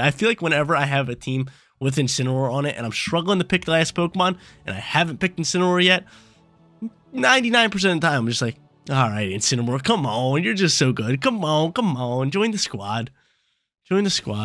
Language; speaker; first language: English; native; English